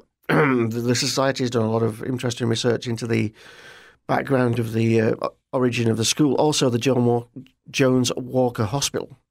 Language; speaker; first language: English; native; English